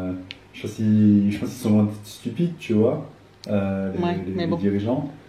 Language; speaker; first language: French; native; French